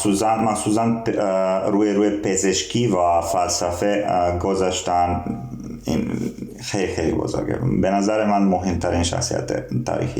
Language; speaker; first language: Persian; non-native, learner; Serbian